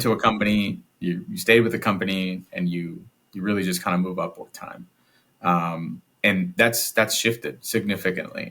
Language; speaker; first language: English; native; English